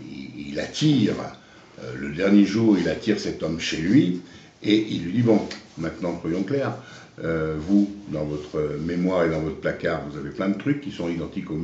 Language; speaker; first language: French; native; French